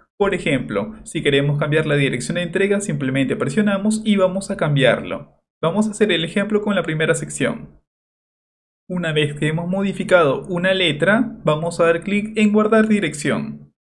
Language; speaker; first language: Spanish; native; Spanish